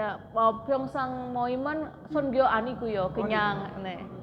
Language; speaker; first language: Korean; non-native, learner; Indonesian